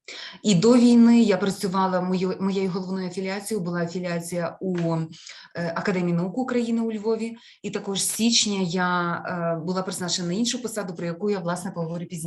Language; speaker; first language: Ukrainian; native; Ukrainian